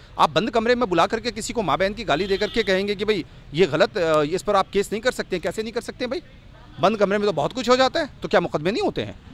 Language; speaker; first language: Hindi; native; Hindi